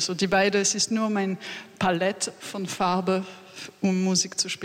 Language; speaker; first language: German; non-native, learner; French